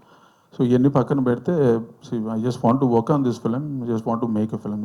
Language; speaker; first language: Telugu; native; Telugu